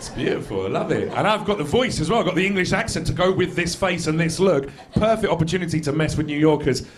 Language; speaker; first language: English; native; English